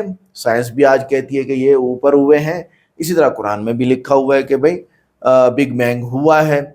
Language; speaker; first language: Urdu; native; Urdu